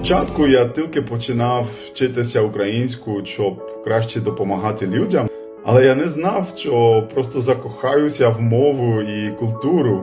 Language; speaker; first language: Ukrainian; non-native, fluent; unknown